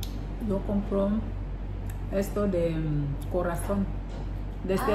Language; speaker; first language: Spanish; non-native, learner; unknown